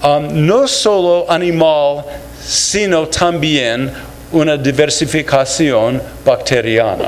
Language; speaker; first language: Spanish; non-native, fluent; English